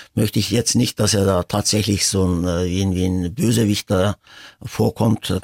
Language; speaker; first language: German; early bilingual, other home language; Turkish